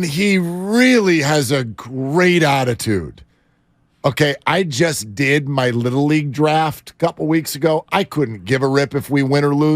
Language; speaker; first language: English; native; English